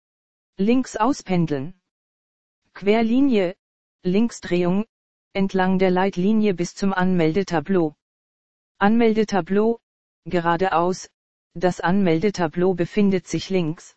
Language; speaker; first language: German; native; German